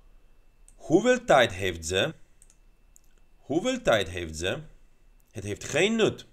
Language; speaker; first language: Dutch; non-native, learner; Polish